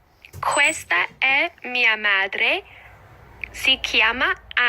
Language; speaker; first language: Italian; non-native, learner; English